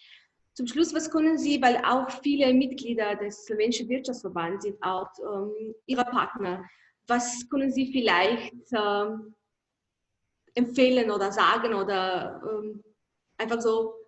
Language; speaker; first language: German; non-native, fluent; Slovenian